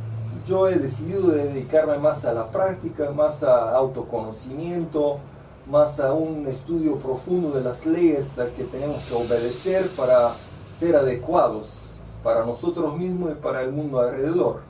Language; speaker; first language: Spanish; non-native, fluent; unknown